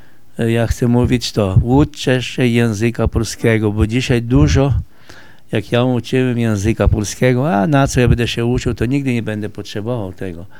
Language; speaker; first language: Polish; early bilingual, heritage; Polish